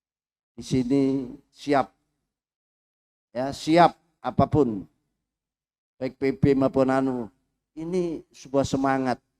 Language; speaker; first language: Indonesian; native; Indonesian